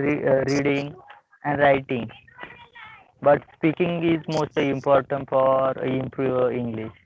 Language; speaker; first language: English; non-native, learner; Marathi